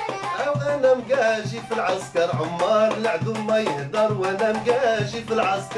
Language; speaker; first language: Arabic; native; Arabic